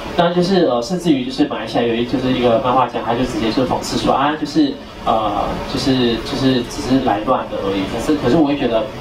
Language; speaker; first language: Chinese; native; Chinese